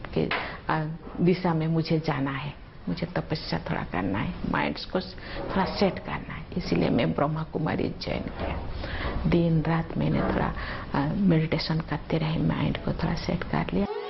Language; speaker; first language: Hindi; non-native, local second language; Santali